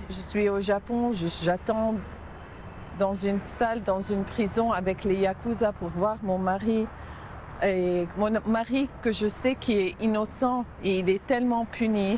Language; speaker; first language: French; non-native, local second language; Arabic